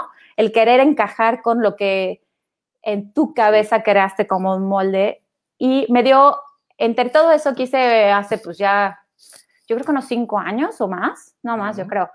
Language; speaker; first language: Spanish; native; Spanish